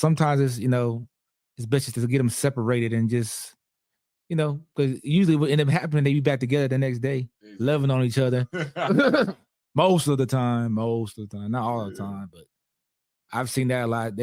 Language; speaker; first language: English; native; English